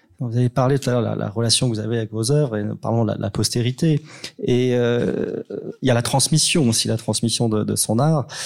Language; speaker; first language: French; native; French